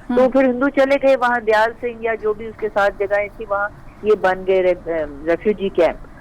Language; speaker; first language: Urdu; native; Urdu